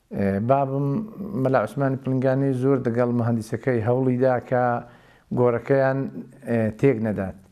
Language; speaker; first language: Central Kurdish; native; Central Kurdish